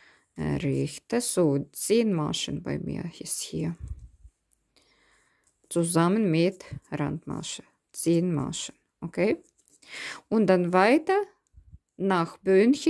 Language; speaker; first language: German; non-native, fluent; Russian